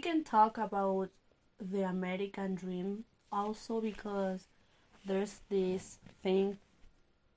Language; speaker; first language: English; non-native, learner; Spanish